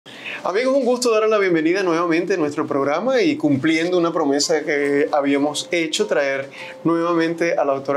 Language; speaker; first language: Spanish; native; Spanish